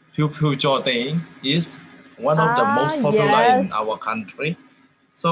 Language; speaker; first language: English; non-native, learner; Tedim Chin